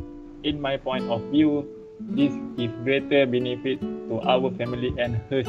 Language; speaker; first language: English; non-native, learner; Malay